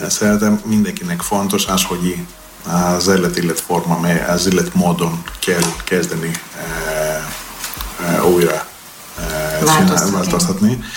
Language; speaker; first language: Hungarian; non-native, learner; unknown